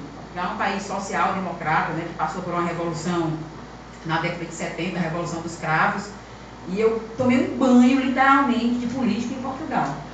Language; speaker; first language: Portuguese; native; Portuguese